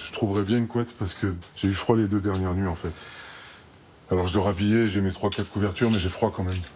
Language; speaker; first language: French; native; French